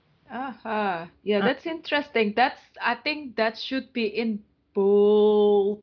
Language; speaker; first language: English; non-native, fluent; Indonesian